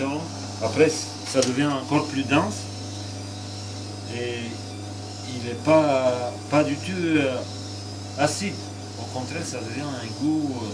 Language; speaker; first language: French; non-native, fluent; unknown